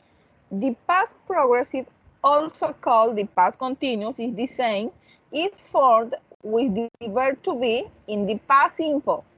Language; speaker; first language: English; non-native, learner; Spanish